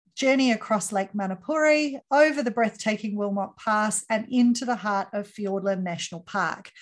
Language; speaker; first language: English; native; English